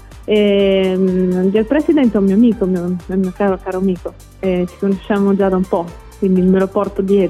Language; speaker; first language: Italian; native; Italian